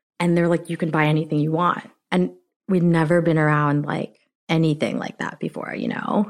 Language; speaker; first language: English; early bilingual, other home language; Filipino